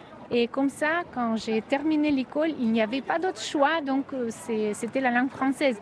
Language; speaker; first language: French; non-native, fluent; Russian